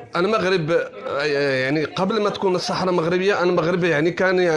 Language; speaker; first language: Arabic; native; Arabic